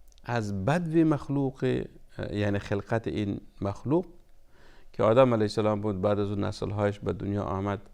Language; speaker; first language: Persian; native; Persian